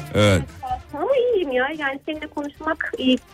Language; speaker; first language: Turkish; native; Turkish